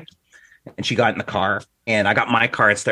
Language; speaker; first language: English; native; English